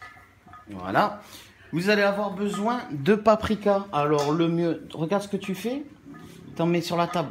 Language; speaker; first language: French; native; French